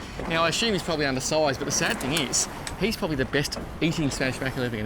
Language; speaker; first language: English; native; English